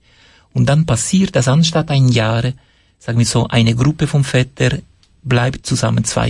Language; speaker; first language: German; non-native, fluent; Italian